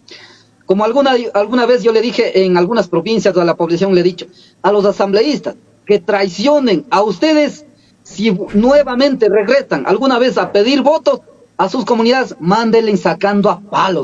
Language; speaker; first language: Spanish; native; Spanish